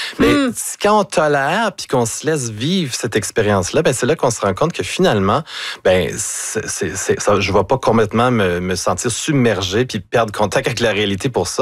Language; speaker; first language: French; native; French